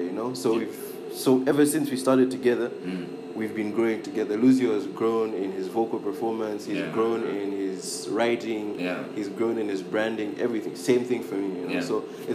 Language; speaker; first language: English; non-native, local second language; Nyanja